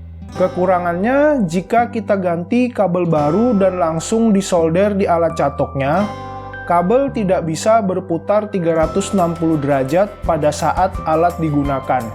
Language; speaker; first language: Indonesian; native; Indonesian